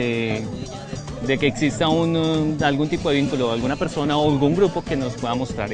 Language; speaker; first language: Spanish; native; Spanish